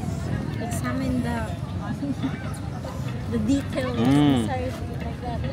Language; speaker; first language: English; non-native, local second language; Cebuano